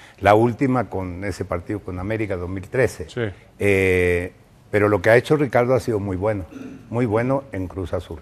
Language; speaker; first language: Spanish; native; Spanish